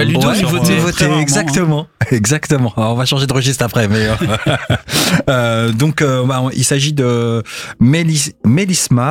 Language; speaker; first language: French; native; French